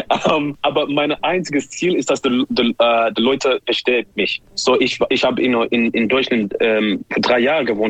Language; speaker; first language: German; non-native, learner; English